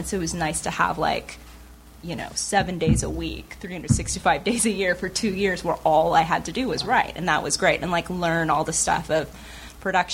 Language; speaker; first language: English; native; English